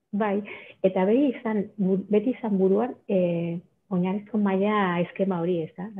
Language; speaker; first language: Basque; non-native, local second language; Spanish